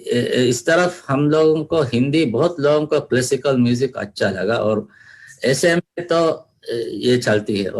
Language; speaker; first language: Hindi; non-native, learner; Divehi